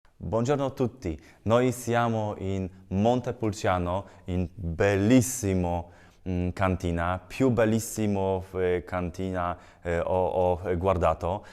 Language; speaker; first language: Italian; non-native, learner; Polish